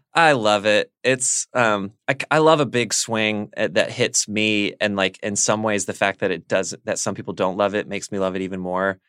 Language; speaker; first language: English; native; English